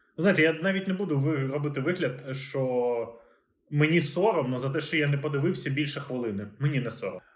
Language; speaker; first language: Ukrainian; native; Ukrainian